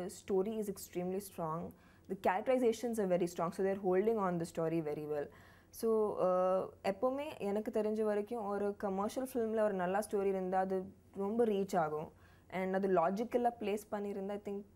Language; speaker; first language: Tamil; non-native, learner; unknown